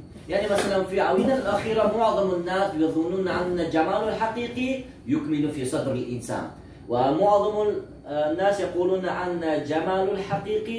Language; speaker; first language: Arabic; non-native, learner; Uzbek